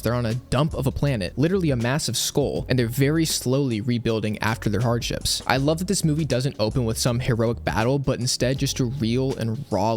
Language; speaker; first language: English; native; English